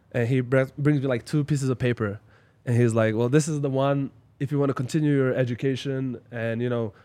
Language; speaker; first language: English; non-native, fluent; Slovenian